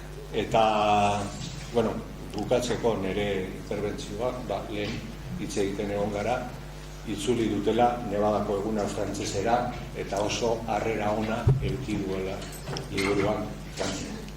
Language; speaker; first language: Basque; native; Basque